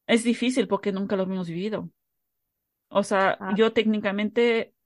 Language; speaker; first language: Spanish; early bilingual, heritage; Spanish